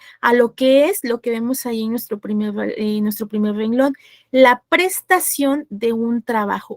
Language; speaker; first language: Spanish; native; Spanish